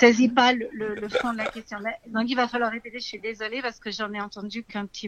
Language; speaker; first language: French; native; French